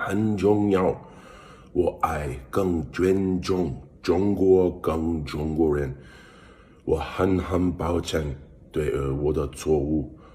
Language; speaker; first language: Chinese; non-native, learner; English